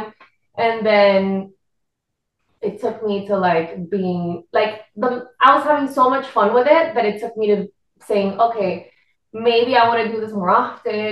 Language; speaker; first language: English; non-native, fluent; Spanish